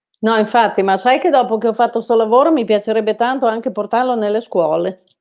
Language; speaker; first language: Italian; native; Italian